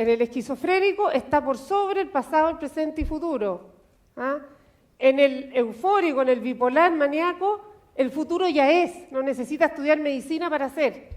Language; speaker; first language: Spanish; native; Spanish